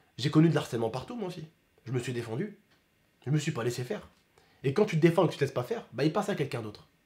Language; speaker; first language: French; early bilingual, other home language; Arabic